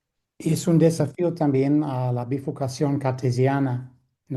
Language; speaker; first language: Spanish; non-native, fluent; English